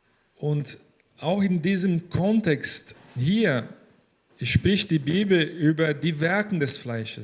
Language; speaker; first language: German; non-native, fluent; Portuguese